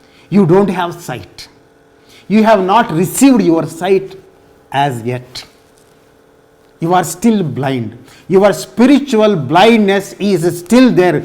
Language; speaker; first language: English; non-native, local second language; Telugu